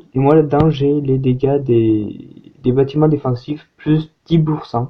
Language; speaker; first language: French; native; French